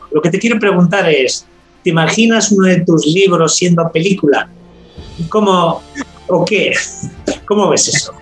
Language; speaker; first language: Spanish; native; Spanish